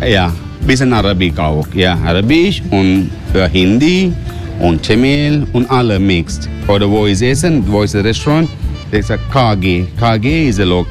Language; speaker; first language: German; non-native, learner; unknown